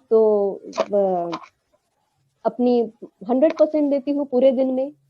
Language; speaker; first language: Hindi; non-native, local second language; Marathi